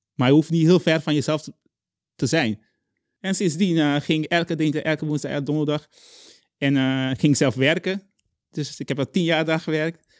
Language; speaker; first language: Dutch; non-native, local second language; Papiamento